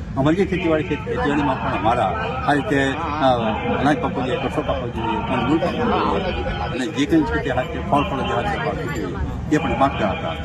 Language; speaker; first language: Gujarati; non-native, local second language; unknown